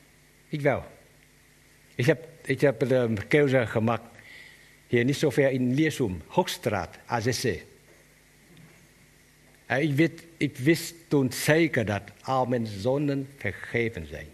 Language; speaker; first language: Dutch; non-native, learner; Vietnamese